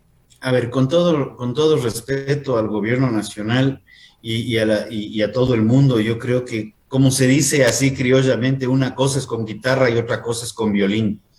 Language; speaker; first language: Spanish; native; Spanish